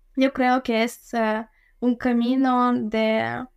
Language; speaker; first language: Spanish; non-native, fluent; Ukrainian